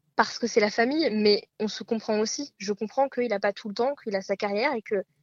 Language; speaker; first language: French; native; French